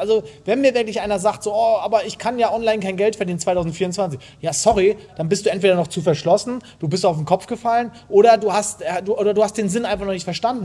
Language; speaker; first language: German; native; German